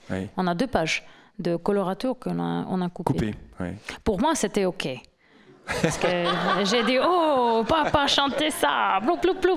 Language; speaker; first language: French; non-native, fluent; English